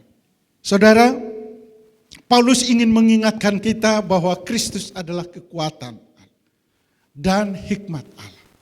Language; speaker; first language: Indonesian; native; Indonesian